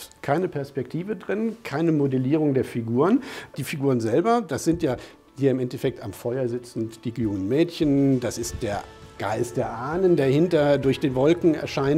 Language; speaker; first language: German; native; German